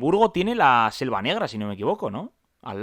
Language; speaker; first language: Spanish; native; Spanish